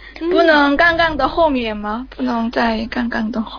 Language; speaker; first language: Chinese; non-native, learner; Korean